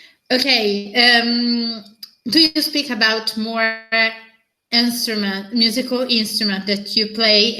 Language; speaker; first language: English; non-native, learner; Italian